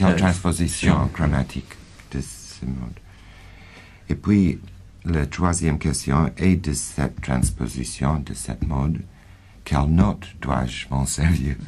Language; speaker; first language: French; non-native, fluent; English